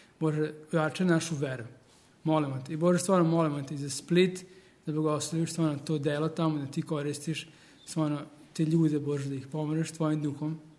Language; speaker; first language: Serbian; early bilingual, heritage; Serbian